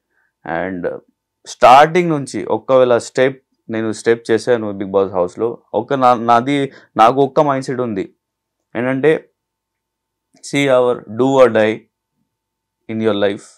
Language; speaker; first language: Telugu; non-native, learner; Hindi